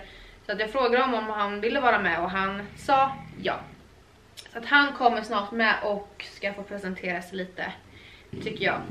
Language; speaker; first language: Swedish; native; Swedish